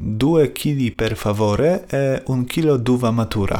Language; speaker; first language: Italian; non-native, fluent; Polish